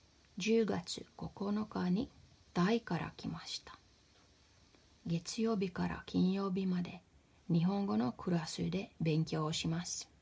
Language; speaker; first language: Japanese; non-native, fluent; Finnish